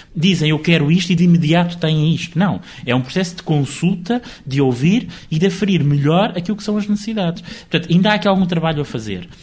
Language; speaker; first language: Portuguese; native; Portuguese